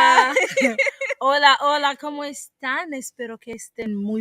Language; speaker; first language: Spanish; non-native, fluent; English